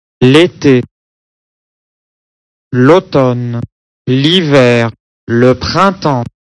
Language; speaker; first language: French; non-native, learner; Portuguese